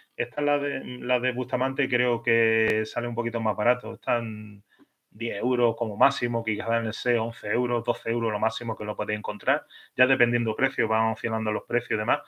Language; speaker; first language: Spanish; native; Spanish